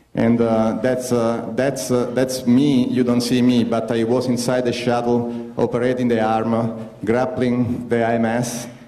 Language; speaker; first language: English; non-native, fluent; Italian